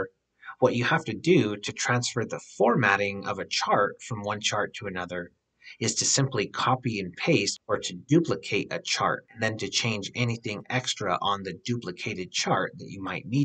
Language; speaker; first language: English; native; English